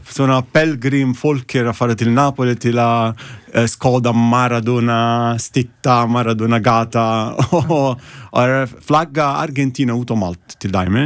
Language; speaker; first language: Icelandic; non-native, learner; Italian